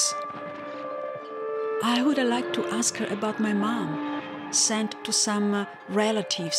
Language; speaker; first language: English; non-native, fluent; Italian